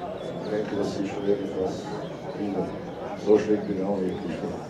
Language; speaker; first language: German; non-native, learner; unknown